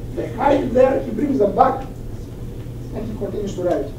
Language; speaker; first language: English; non-native, fluent; Greek